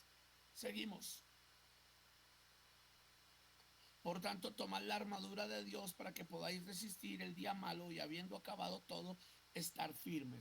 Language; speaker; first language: Spanish; native; Spanish